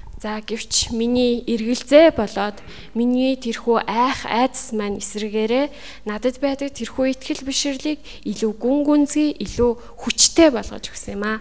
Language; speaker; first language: Mongolian; native; Mongolian